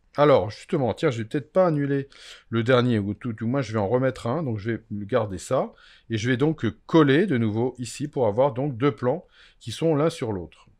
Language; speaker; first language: French; native; French